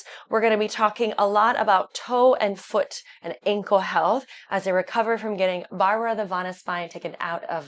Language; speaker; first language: English; native; English